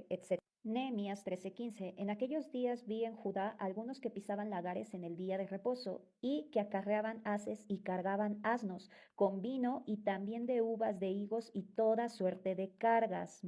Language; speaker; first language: Spanish; native; Spanish